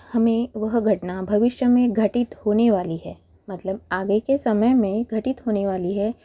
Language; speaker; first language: Hindi; non-native, local second language; Marathi